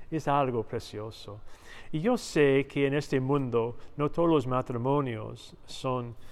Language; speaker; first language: Spanish; non-native, learner; English